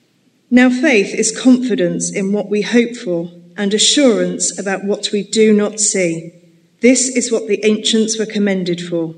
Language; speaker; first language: English; native; English